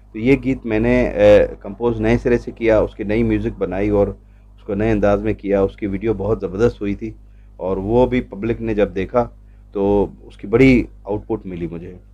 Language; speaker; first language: Urdu; non-native, local second language; Sindhi